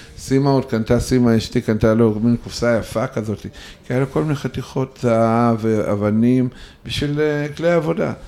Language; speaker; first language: Hebrew; non-native, fluent; Russian